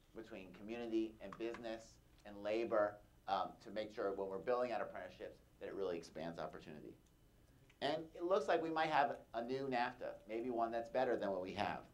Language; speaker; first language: English; native; English